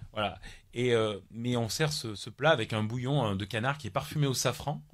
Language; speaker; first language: French; native; French